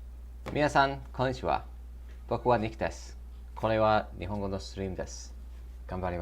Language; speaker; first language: Japanese; non-native, learner; English